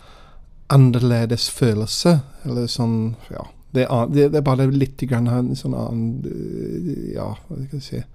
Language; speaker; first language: Norwegian; non-native, fluent; English